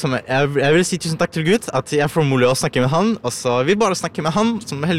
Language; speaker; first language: Norwegian; non-native, learner; Ukrainian